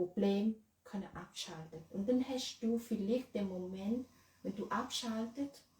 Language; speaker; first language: German; non-native, learner; Thai